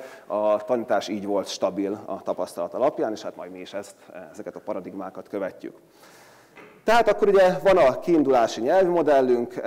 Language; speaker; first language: Hungarian; native; Hungarian